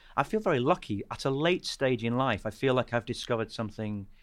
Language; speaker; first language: English; native; English